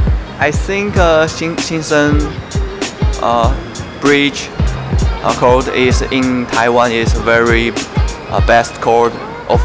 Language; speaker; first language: English; non-native, learner; Chinese